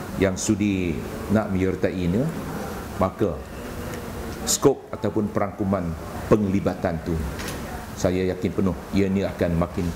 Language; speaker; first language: Malay; non-native, local second language; Chinese